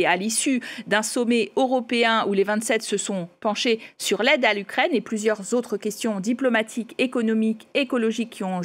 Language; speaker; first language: French; native; French